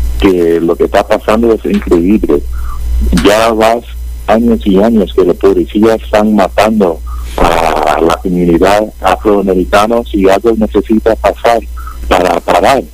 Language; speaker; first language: Spanish; early bilingual, heritage; Spanish